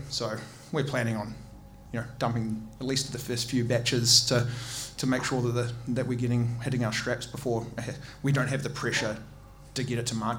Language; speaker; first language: English; native; English